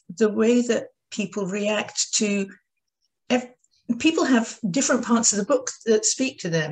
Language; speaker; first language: English; native; English